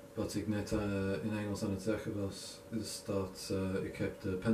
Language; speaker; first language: Dutch; non-native, learner; English